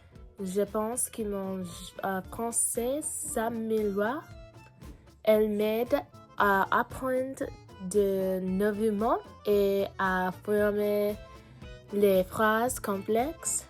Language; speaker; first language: French; non-native, learner; English